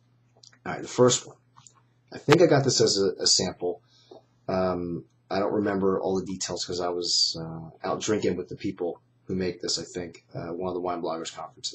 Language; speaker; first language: English; native; English